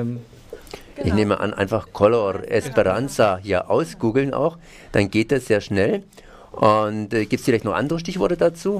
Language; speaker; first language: German; native; German